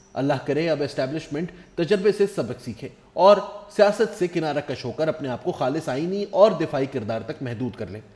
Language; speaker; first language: Urdu; non-native, local second language; Pashto